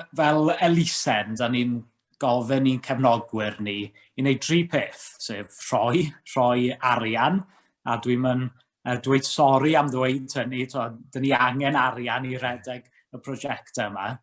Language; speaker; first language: Welsh; native; Welsh